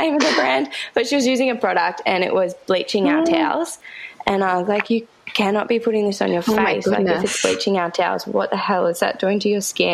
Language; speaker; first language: English; native; English